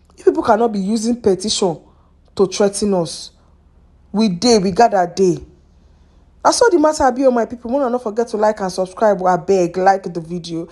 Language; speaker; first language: Nigerian Pidgin; non-native, local second language; Yoruba